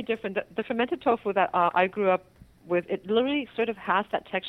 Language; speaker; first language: English; non-native, local second language; Cantonese